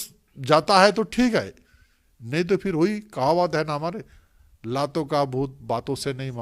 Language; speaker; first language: Hindi; non-native, local second language; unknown